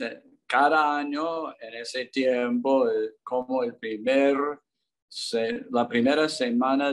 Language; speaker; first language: Spanish; non-native, learner; English